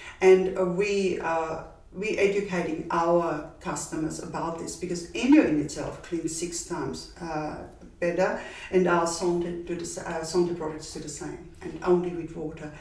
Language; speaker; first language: English; non-native, fluent; German